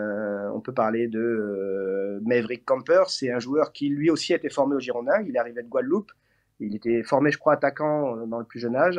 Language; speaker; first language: French; native; French